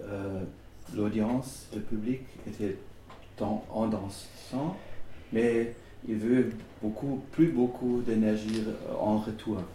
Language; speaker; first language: French; non-native, learner; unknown